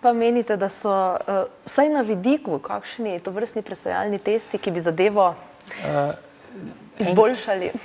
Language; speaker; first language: Slovenian; native; Slovenian